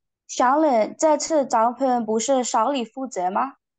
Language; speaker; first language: Chinese; non-native, learner; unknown